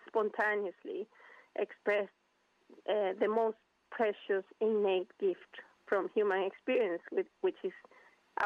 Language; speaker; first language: English; non-native, fluent; Spanish